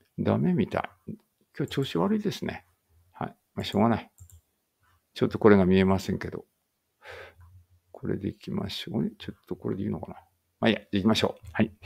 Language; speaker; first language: Japanese; native; Japanese